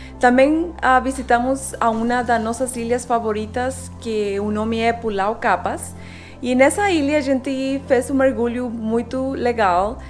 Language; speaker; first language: Portuguese; non-native, fluent; Spanish